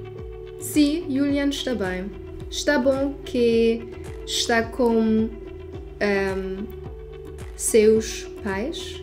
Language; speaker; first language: Portuguese; non-native, learner; German